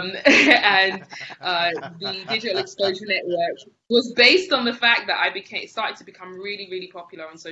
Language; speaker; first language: English; native; English